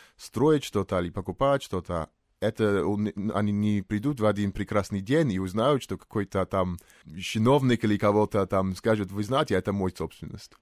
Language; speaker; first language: Russian; non-native, fluent; English